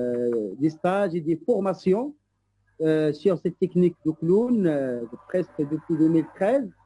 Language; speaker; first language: French; non-native, local second language; Arabic